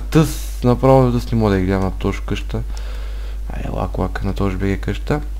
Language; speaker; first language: Bulgarian; native; Bulgarian